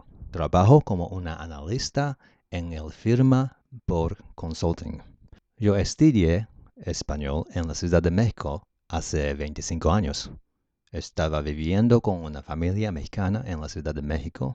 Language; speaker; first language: Spanish; non-native, learner; Japanese